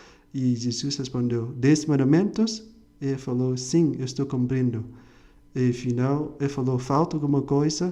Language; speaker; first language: Portuguese; non-native, fluent; Vietnamese